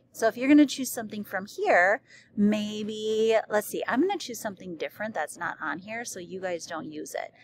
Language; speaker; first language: English; native; English